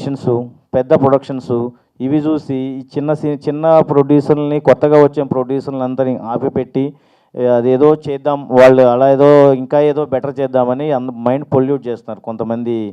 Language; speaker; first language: Telugu; native; Telugu